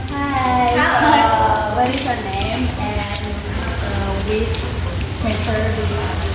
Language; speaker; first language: English; non-native, learner; Indonesian